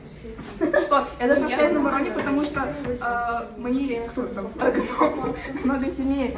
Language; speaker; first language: Russian; native; Russian